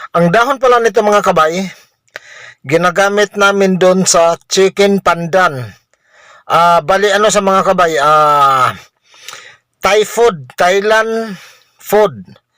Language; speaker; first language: Filipino; non-native, local second language; Cebuano